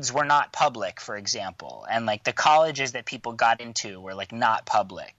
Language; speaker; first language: English; native; English